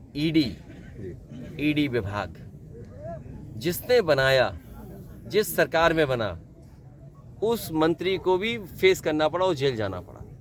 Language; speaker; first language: Hindi; native; Hindi